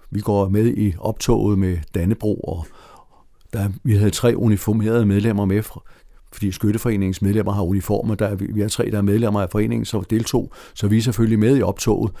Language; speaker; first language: Danish; native; Danish